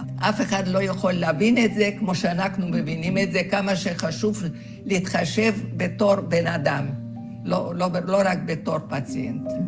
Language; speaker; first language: Hebrew; non-native, fluent; Hungarian